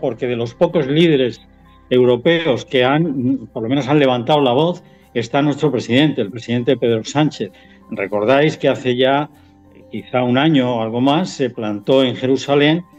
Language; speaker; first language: Spanish; native; Spanish